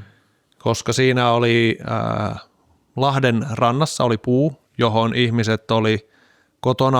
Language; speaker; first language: Finnish; native; Finnish